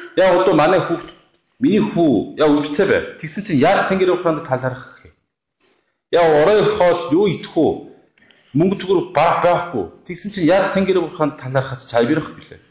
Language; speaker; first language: Mongolian; non-native, fluent; Korean